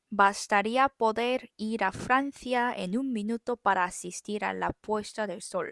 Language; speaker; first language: Spanish; non-native, fluent; Korean